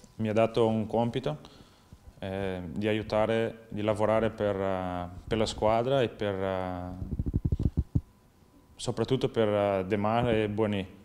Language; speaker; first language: Italian; non-native, fluent; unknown